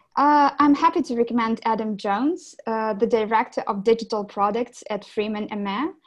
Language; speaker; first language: English; non-native, fluent; Ukrainian